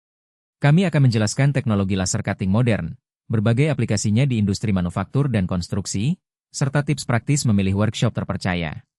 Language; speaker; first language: Indonesian; native; Indonesian